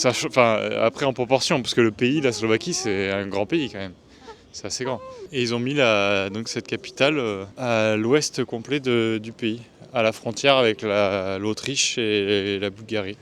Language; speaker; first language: French; native; French